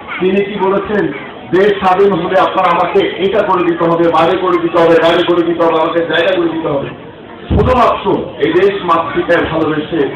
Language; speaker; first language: Bangla; native; Bangla